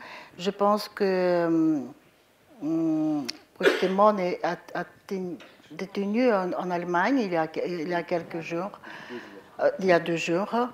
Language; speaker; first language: French; non-native, fluent; Bulgarian